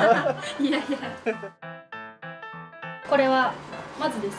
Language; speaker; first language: Japanese; non-native, fluent; Chinese